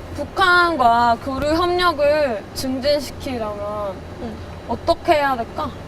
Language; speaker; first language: Korean; native; Korean